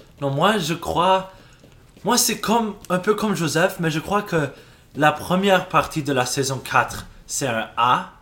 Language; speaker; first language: French; non-native, local second language; English